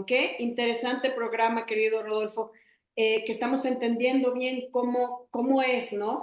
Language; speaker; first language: Spanish; native; Spanish